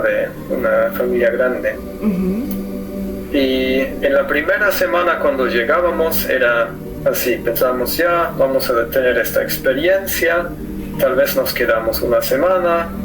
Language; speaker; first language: Spanish; non-native, fluent; German